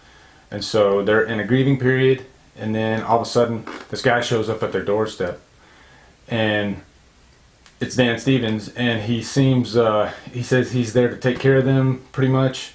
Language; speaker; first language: English; native; English